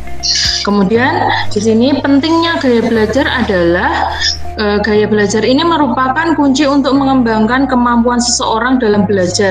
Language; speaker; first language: Indonesian; native; Indonesian